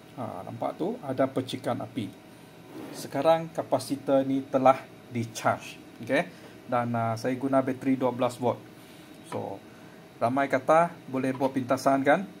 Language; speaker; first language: Malay; non-native, local second language; Chinese